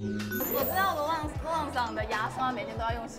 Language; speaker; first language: Chinese; native; Chinese